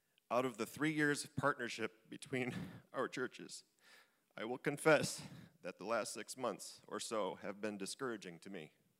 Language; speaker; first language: English; native; English